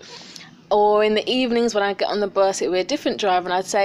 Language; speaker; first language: English; native; English